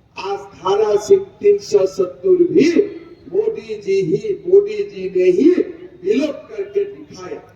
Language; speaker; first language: Hindi; non-native, local second language; Assamese